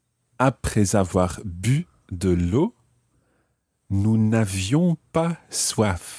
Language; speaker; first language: French; non-native, fluent; English